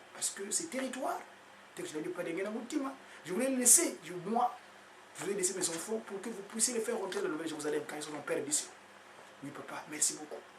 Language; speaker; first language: French; non-native, local second language; Kongo